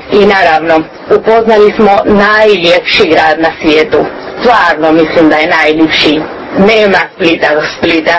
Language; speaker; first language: Croatian; early bilingual, heritage; Croatian